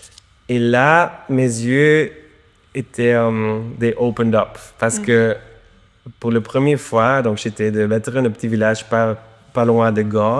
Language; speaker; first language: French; non-native, local second language; Dutch